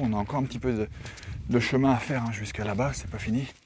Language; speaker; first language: French; native; French